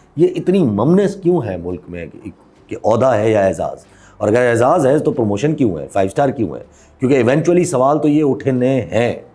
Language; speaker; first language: Urdu; non-native, local second language; Sindhi